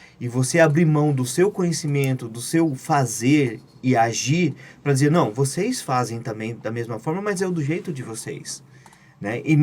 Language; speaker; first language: Portuguese; native; Portuguese